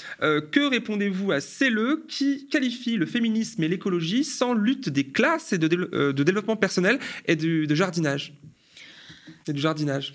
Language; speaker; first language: French; native; French